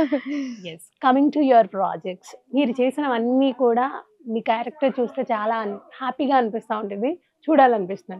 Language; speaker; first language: Telugu; native; Telugu